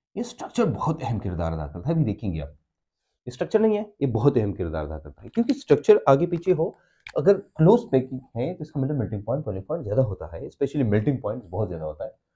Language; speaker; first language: Urdu; non-native, local second language; Pashto